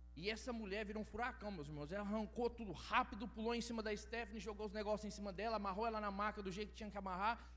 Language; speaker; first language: Portuguese; early bilingual, heritage; Portuguese